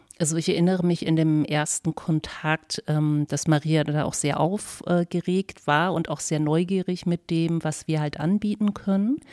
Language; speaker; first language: German; native; German